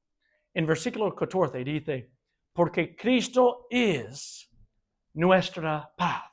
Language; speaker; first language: Spanish; non-native, fluent; English